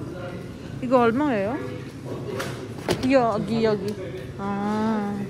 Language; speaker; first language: Korean; non-native, learner; Odia